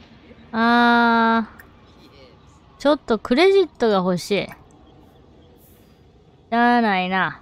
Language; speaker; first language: Japanese; native; Japanese